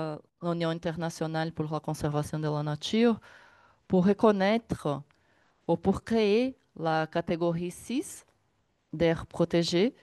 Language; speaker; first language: French; non-native, learner; Portuguese